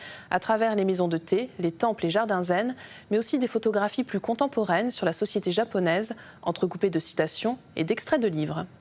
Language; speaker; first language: French; native; French